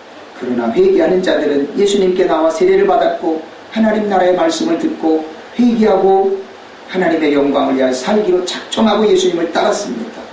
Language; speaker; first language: Korean; native; Korean